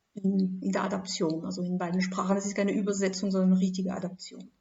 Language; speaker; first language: German; non-native, fluent; French